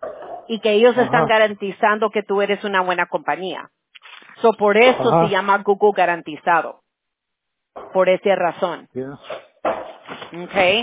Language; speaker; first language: Spanish; early bilingual, heritage; Spanish